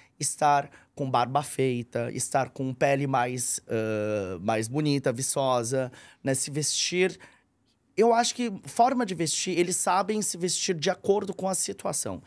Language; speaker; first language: Portuguese; early bilingual, other home language; Korean